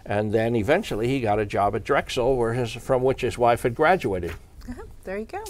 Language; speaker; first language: English; native; English